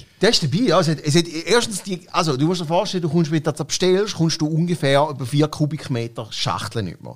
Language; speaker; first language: German; native; German